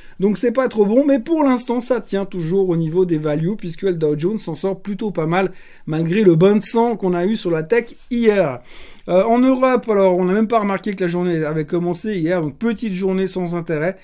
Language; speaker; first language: French; native; French